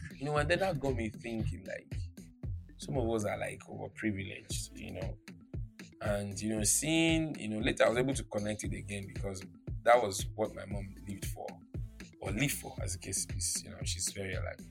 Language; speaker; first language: English; non-native, local second language; Yoruba